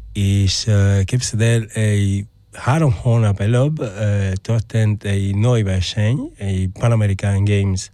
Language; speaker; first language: Hungarian; non-native, fluent; Spanish